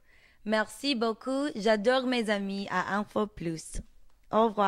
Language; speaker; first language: French; non-native, learner; English